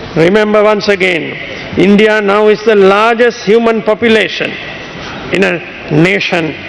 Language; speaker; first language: English; non-native, local second language; Sinhala